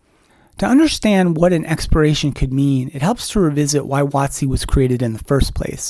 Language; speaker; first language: English; native; English